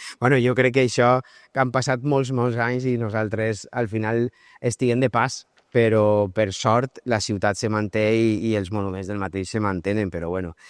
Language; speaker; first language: Catalan; native; Catalan